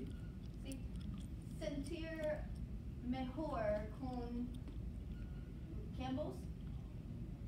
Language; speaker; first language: Spanish; non-native, learner; English